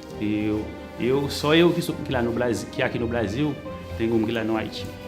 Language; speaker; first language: Portuguese; non-native, learner; Haitian Creole